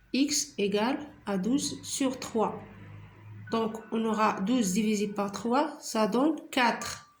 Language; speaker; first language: French; non-native, local second language; Arabic